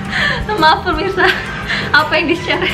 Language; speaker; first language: Indonesian; native; Indonesian